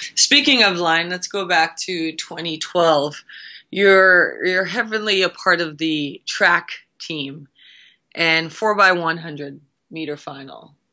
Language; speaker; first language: English; native; English